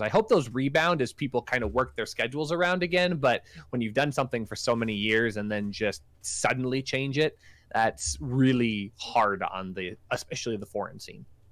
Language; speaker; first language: English; native; English